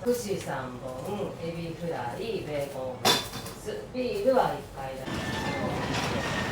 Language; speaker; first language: Japanese; native; Japanese